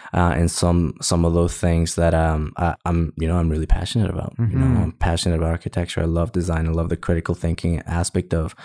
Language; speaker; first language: English; early bilingual, other home language; Spanish